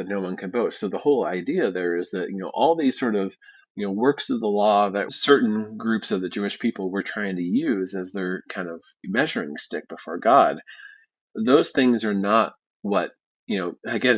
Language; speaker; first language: English; native; English